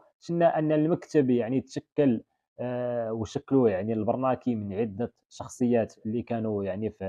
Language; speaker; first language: Arabic; native; Arabic